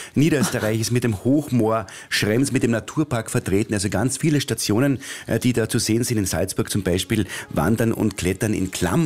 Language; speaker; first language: German; native; German